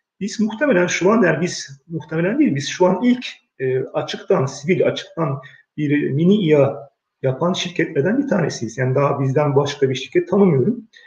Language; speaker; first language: Turkish; early bilingual, heritage; Turkish